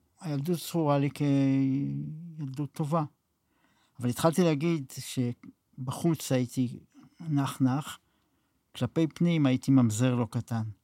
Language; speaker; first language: Hebrew; early bilingual, other home language; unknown